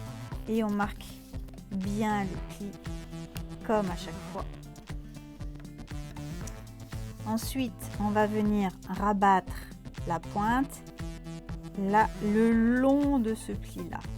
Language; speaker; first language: French; native; French